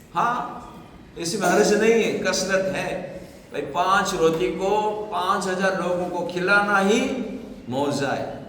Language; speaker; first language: Urdu; non-native, fluent; Korean